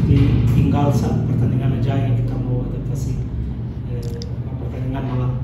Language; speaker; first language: Indonesian; non-native, fluent; Portuguese